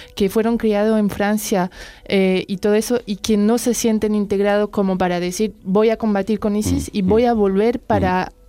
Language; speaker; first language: Spanish; non-native, fluent; French